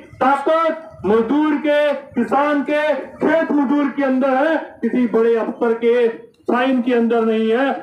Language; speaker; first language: Hindi; native; Hindi